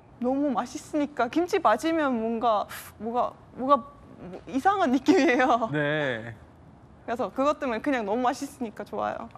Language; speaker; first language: Korean; non-native, fluent; Estonian